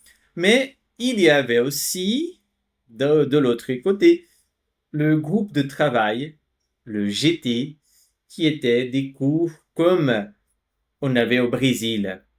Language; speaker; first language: French; non-native, fluent; Portuguese